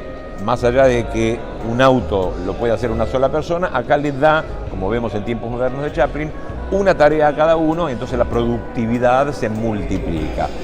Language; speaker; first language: Spanish; native; Spanish